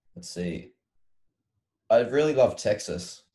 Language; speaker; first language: English; native; English